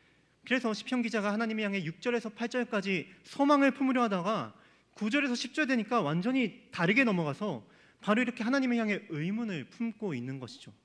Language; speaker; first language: Korean; native; Korean